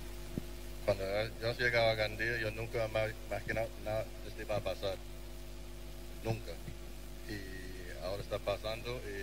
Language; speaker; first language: Spanish; non-native, learner; English